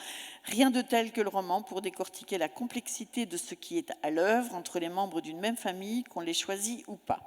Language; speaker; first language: French; native; French